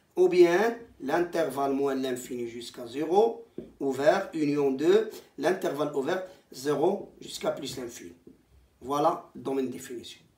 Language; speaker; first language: French; non-native, local second language; Arabic